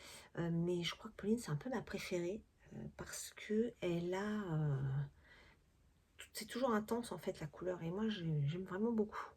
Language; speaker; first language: French; native; French